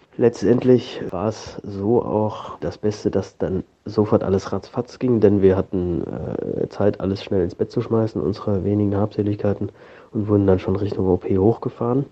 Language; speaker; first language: German; native; German